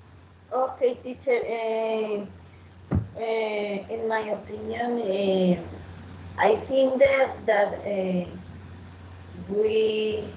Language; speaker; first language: English; non-native, learner; Spanish